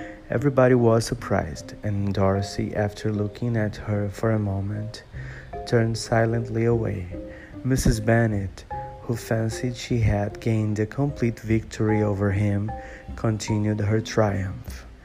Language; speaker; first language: English; non-native, fluent; Portuguese